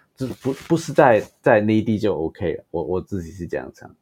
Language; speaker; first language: Chinese; non-native, local second language; Cantonese